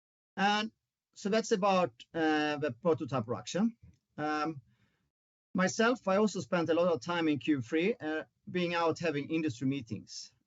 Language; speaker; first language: English; non-native, fluent; Swedish